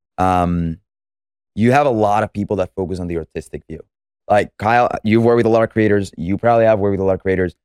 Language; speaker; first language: English; non-native, fluent; Spanish